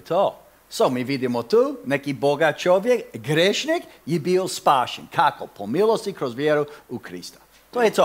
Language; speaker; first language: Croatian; non-native, fluent; English